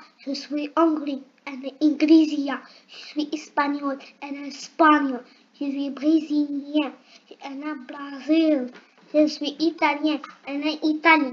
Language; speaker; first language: French; non-native, learner; Arabic